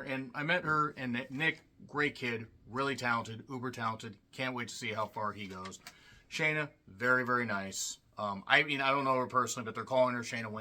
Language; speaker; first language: English; native; English